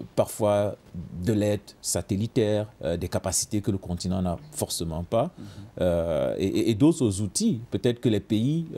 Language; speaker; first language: French; non-native, local second language; English